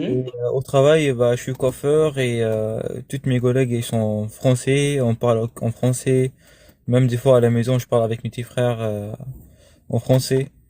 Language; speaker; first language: French; non-native, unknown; Arabic